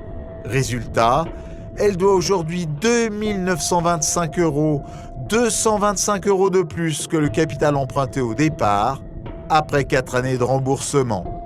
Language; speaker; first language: French; native; French